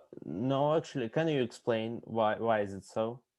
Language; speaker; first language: English; non-native, fluent; Russian